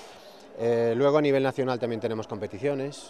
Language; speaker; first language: Spanish; native; Spanish